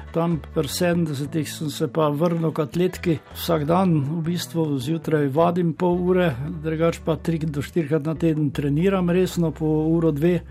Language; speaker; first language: Slovenian; native; Slovenian